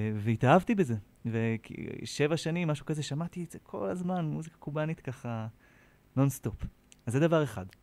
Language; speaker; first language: Hebrew; native; Hebrew